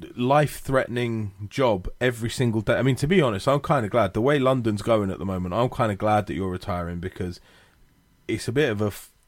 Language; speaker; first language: English; native; English